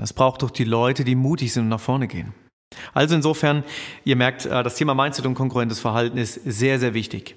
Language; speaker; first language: German; native; German